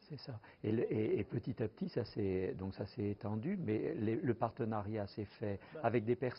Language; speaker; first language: French; native; French